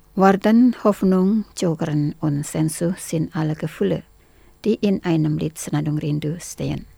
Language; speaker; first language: German; non-native, fluent; Indonesian